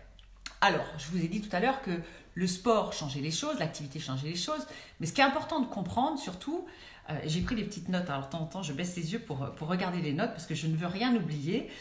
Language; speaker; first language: French; native; French